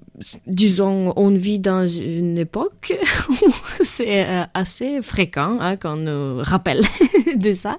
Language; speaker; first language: French; non-native, fluent; Russian